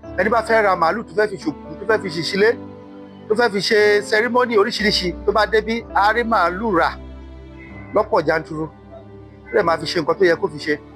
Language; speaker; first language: Yoruba; non-native, local second language; Fula